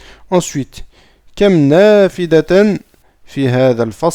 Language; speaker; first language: Arabic; non-native, fluent; French